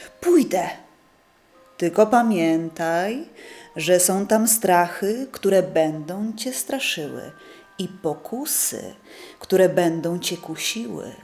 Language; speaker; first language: Polish; native; Polish